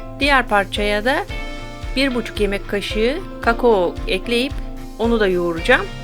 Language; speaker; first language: Turkish; native; Turkish